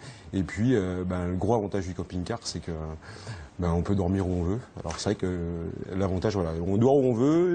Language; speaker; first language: French; native; French